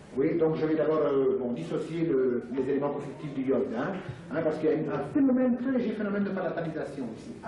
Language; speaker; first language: French; native; French